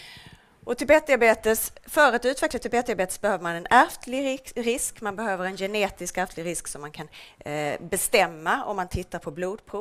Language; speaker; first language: Swedish; native; Swedish